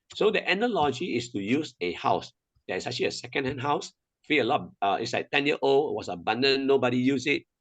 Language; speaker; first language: English; non-native, local second language; Chinese